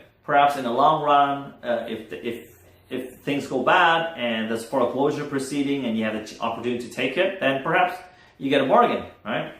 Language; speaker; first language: English; non-native, fluent; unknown